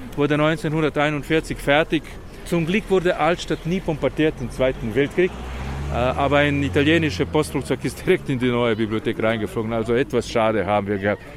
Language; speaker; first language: German; non-native, fluent; Slovenian